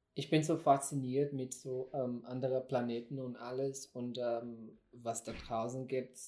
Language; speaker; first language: German; non-native, fluent; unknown